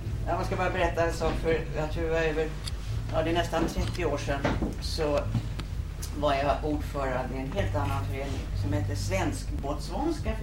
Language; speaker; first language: Swedish; native; Swedish